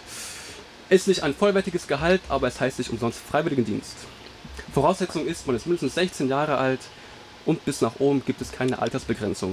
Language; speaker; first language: German; native; German